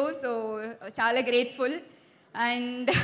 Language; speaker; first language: Telugu; non-native, learner; Tamil